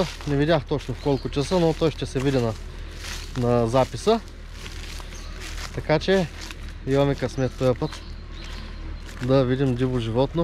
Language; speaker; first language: Bulgarian; native; Bulgarian